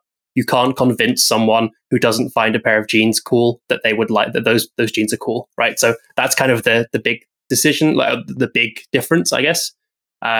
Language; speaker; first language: English; native; English